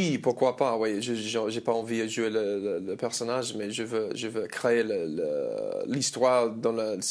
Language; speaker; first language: French; non-native, learner; English